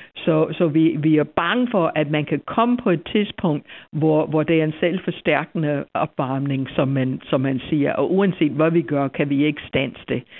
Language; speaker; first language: Danish; non-native, fluent; English